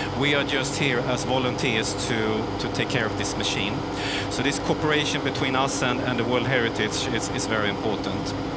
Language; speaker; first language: English; non-native, fluent; Swedish